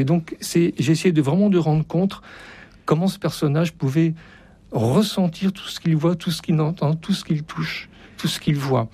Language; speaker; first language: French; native; French